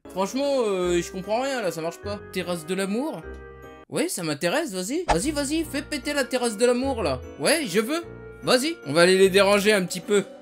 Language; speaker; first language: French; native; French